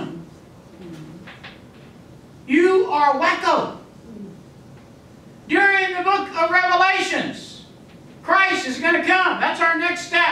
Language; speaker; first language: English; native; English